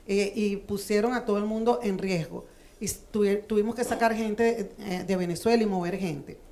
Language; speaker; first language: Spanish; native; Spanish